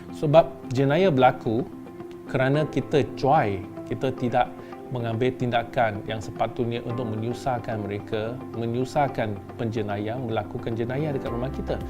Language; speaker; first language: Malay; non-native, local second language; Chinese